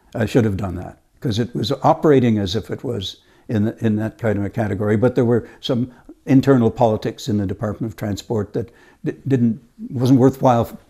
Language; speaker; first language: English; native; English